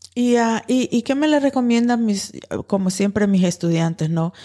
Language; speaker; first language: Spanish; early bilingual, heritage; Spanish